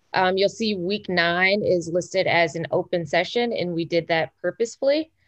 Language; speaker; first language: English; native; English